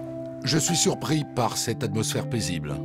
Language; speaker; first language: French; native; French